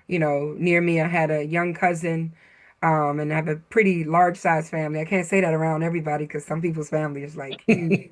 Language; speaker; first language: English; native; English